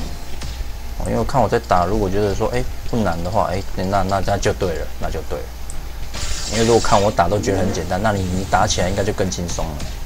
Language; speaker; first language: Chinese; native; Chinese